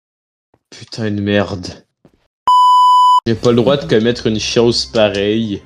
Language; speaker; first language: French; native; French